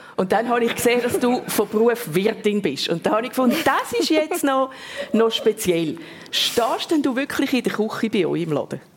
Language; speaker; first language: German; native; German